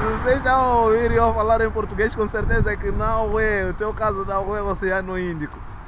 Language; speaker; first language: Portuguese; non-native, local second language; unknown